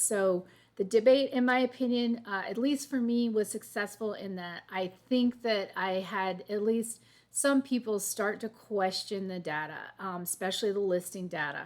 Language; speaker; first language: English; native; English